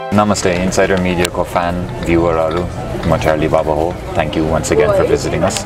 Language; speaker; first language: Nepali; non-native, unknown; English